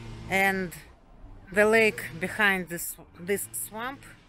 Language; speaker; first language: English; non-native, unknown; Russian